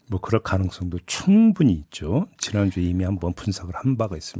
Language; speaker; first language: Korean; native; Korean